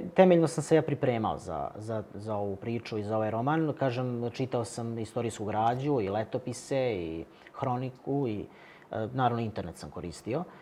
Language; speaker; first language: Serbian; native; Serbian